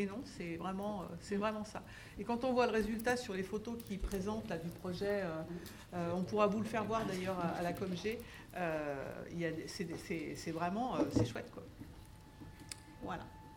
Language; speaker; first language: French; native; French